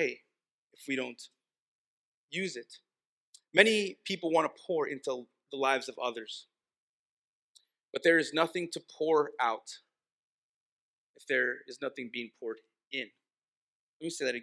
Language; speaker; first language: English; early bilingual, other home language; Spanish